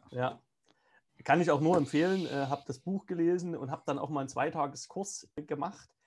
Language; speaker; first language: German; native; German